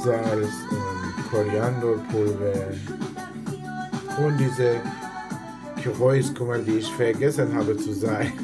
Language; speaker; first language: German; non-native, learner; Persian